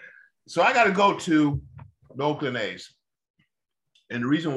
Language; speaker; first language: English; native; English